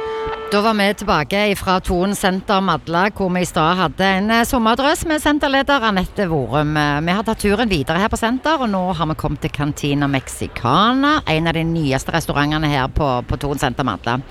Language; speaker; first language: Norwegian; native; Norwegian